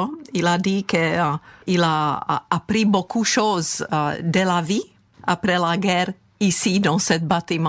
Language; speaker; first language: French; non-native, fluent; Czech